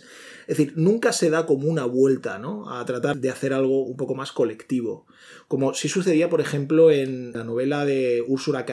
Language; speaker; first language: Spanish; native; Spanish